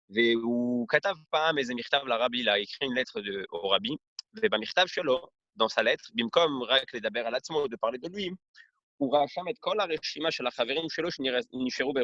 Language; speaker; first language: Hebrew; non-native, fluent; French